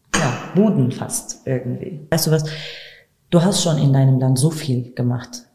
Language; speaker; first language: German; non-native, fluent; Arabic